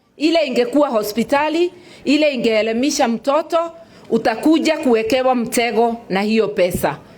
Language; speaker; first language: Swahili; non-native, local second language; Kikuyu